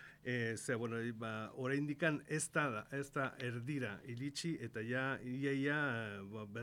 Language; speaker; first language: Basque; non-native, local second language; Spanish